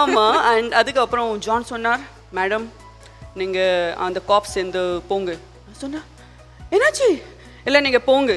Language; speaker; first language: Tamil; non-native, learner; Gujarati